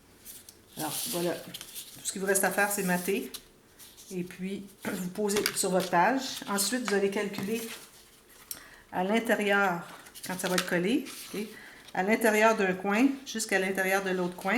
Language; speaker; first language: French; native; French